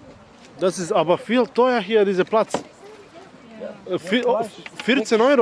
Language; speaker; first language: German; non-native, learner; Serbian